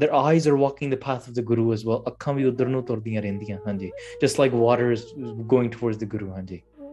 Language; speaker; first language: English; early bilingual, other home language; Punjabi